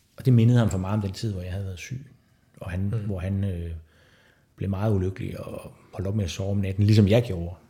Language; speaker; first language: Danish; native; Danish